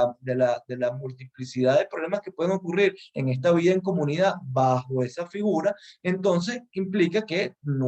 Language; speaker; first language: Spanish; native; Spanish